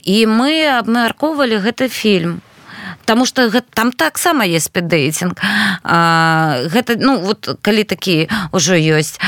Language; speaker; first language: Belarusian; non-native, local second language; Russian